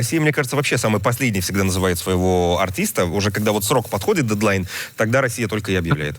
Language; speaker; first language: Russian; native; Russian